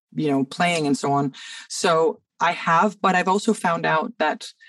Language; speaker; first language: English; early bilingual, other home language; Danish